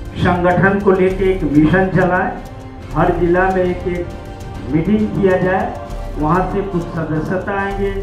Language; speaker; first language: Hindi; native; Hindi